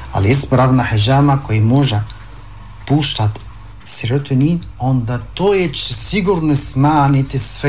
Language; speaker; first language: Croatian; non-native, fluent; Arabic